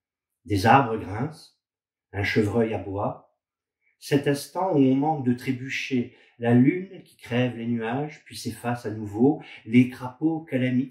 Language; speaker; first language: French; native; French